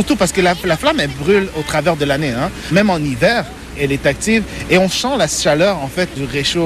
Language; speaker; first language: French; native; French